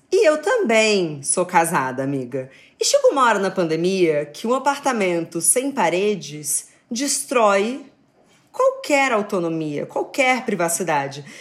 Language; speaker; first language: Portuguese; native; Portuguese